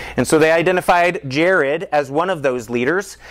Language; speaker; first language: English; native; English